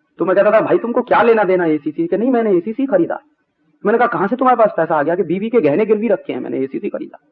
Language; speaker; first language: Hindi; native; Hindi